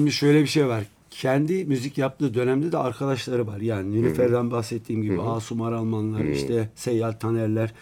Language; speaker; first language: Turkish; native; Turkish